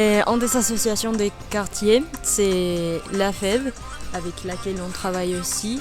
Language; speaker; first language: French; non-native, learner; Spanish